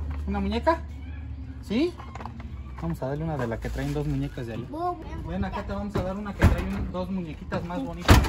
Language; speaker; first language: Spanish; native; Spanish